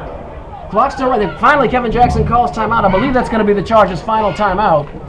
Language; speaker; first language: English; native; English